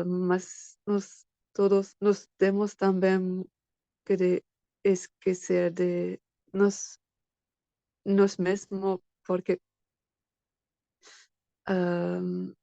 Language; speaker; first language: Portuguese; non-native, learner; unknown